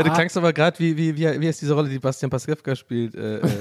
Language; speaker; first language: German; native; German